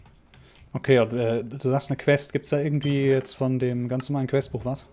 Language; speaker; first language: German; native; German